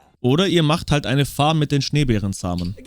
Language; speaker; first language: German; native; German